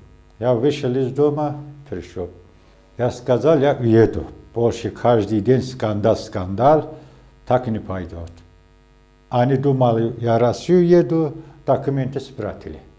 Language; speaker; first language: Russian; non-native, learner; Azerbaijani